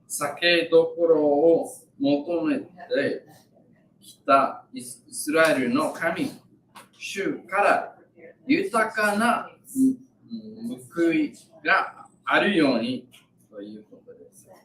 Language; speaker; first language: Japanese; non-native, learner; English